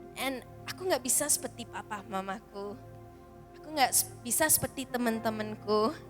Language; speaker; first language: Indonesian; early bilingual, heritage; Indonesian